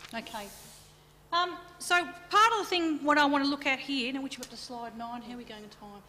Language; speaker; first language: English; native; English